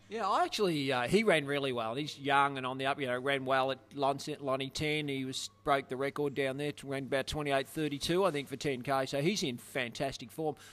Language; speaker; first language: English; native; English